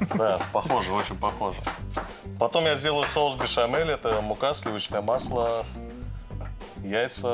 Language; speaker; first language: Russian; native; Russian